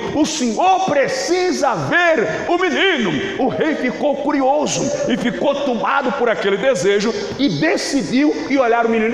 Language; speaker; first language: Portuguese; native; Portuguese